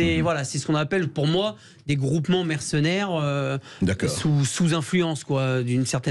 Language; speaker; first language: French; native; French